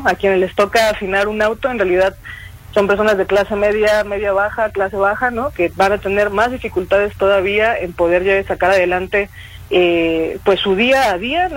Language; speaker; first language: Spanish; native; Spanish